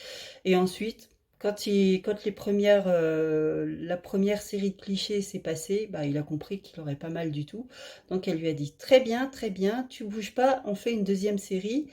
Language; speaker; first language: French; native; French